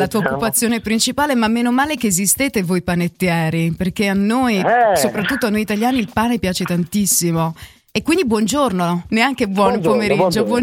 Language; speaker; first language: Italian; native; Italian